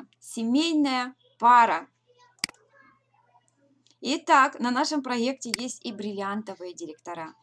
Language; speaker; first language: Russian; native; Russian